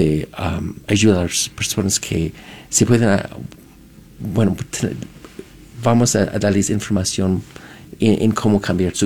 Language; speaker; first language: Spanish; non-native, fluent; English